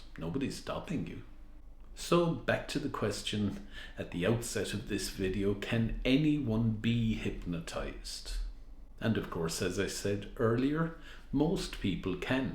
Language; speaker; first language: English; native; English